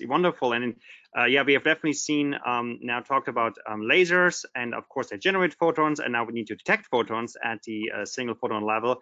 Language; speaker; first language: English; non-native, fluent; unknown